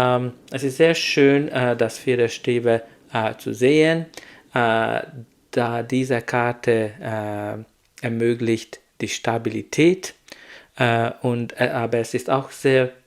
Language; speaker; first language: German; non-native, learner; Hungarian